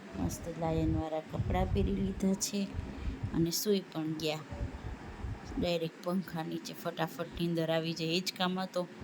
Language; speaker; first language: Gujarati; native; Gujarati